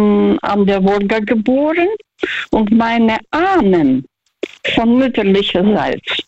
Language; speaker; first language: German; non-native, fluent; Russian